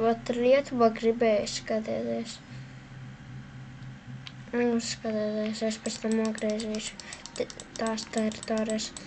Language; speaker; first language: Latvian; non-native, local second language; Russian